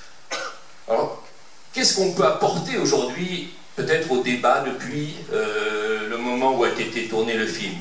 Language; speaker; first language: French; native; French